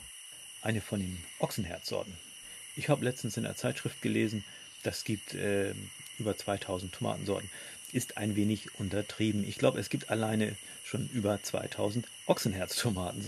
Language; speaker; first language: German; native; German